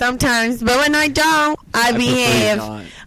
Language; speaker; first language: English; non-native, fluent; Portuguese